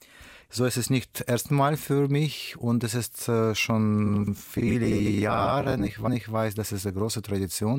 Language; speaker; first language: German; non-native, learner; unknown